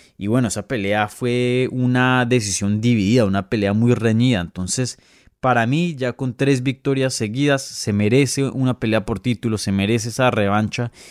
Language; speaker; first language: Spanish; native; Spanish